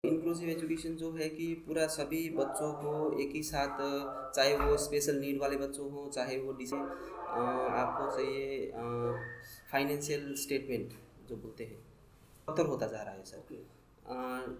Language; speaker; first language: Hindi; non-native, local second language; Nepali